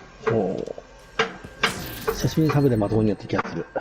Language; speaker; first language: Japanese; native; Japanese